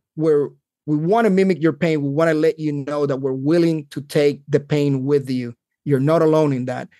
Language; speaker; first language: English; non-native, fluent; Spanish